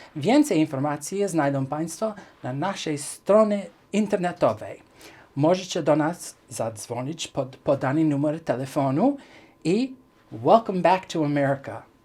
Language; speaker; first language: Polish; non-native, fluent; English